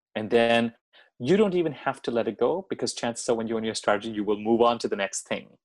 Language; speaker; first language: English; non-native, local second language; Hindi